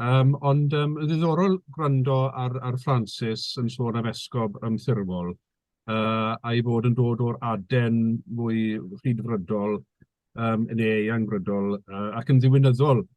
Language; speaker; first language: Welsh; native; Welsh